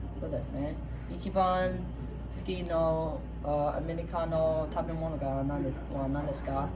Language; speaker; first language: Japanese; non-native, learner; English